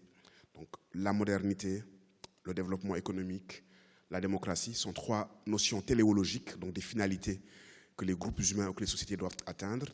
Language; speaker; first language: French; native; French